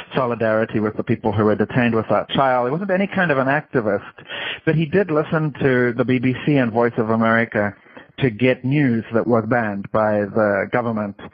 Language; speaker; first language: English; native; English